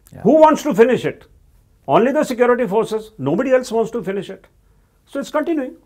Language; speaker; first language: English; non-native, local second language; Hindi